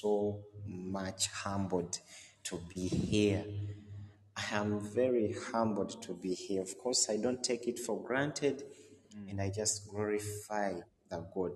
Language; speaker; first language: English; non-native, local second language; Ganda